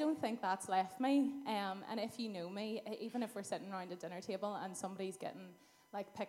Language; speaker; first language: English; native; English